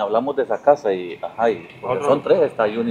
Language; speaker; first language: Spanish; native; Spanish